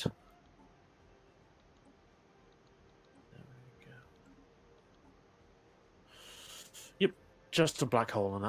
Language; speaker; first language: English; native; English